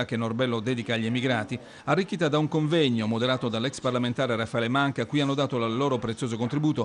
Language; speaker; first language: Italian; native; Italian